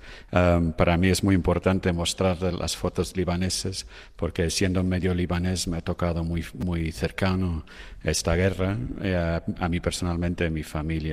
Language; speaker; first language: Spanish; non-native, fluent; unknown